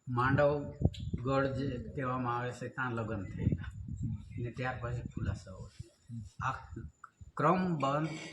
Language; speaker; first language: Gujarati; non-native, local second language; Kukna